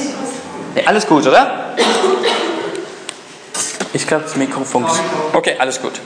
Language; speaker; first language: German; early bilingual, other home language; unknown